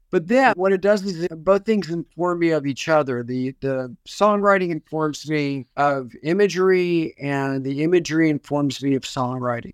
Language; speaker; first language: English; native; English